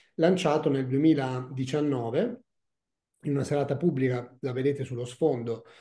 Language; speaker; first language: Italian; native; Italian